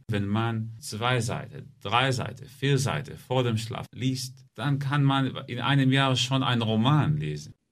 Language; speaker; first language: German; non-native, fluent; Hebrew